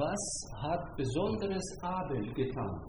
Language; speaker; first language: German; non-native, fluent; Hungarian